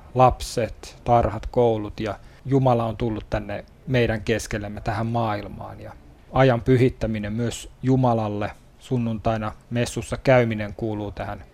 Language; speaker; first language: Finnish; native; Finnish